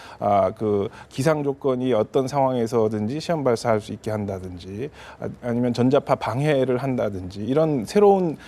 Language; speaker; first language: Korean; native; Korean